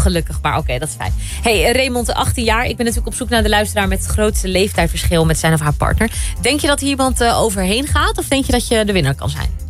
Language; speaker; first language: Dutch; native; Dutch